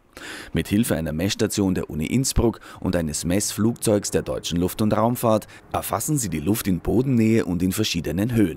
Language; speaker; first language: German; native; German